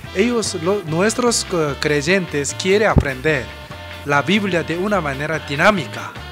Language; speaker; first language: Spanish; non-native, learner; Korean